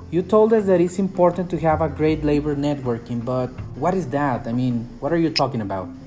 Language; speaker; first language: English; non-native, fluent; Spanish